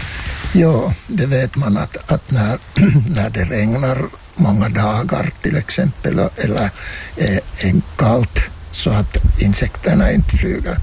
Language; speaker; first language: Swedish; non-native, local second language; Finnish